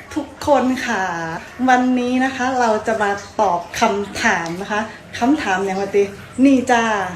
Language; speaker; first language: Thai; native; Thai